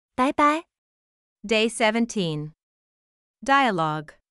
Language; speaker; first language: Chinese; non-native, learner; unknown